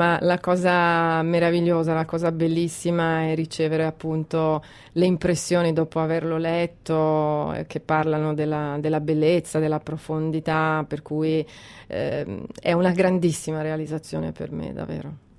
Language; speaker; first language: Italian; non-native, fluent; Croatian